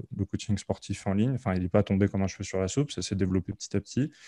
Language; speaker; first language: French; native; French